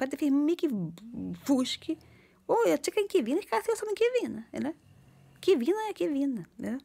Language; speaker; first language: Swedish; non-native, learner; Portuguese